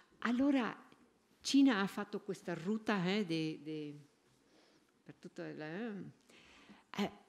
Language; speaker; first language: Italian; non-native, fluent; Spanish